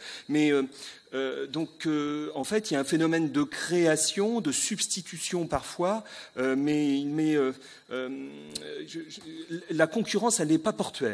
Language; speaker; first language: French; native; French